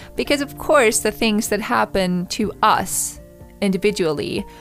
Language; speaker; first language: English; non-native, fluent; German